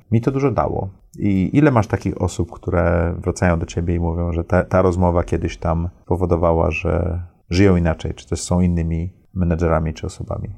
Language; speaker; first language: Polish; early bilingual, heritage; Polish